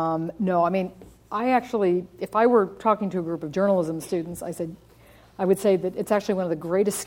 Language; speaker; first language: English; native; English